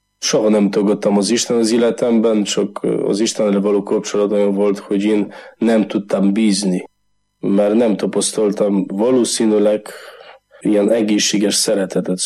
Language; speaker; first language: Hungarian; non-native, learner; Polish